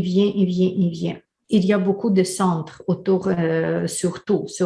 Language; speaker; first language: French; non-native, fluent; Ukrainian